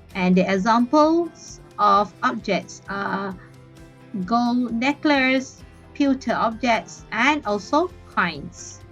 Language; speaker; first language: English; non-native, local second language; Malay